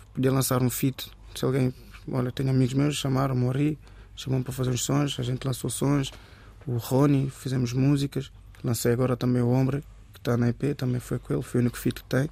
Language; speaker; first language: Portuguese; early bilingual, other home language; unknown